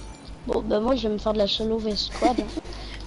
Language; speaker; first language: French; native; French